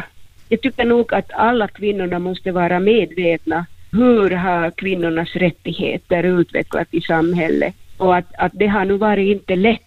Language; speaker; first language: Swedish; non-native, local second language; Finnish